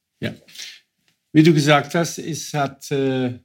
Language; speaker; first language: German; non-native, fluent; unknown